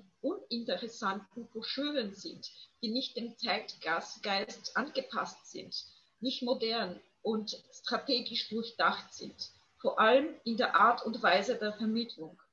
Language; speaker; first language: German; non-native, fluent; Polish